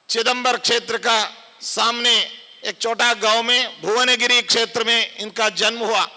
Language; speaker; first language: Hindi; non-native, local second language; Kannada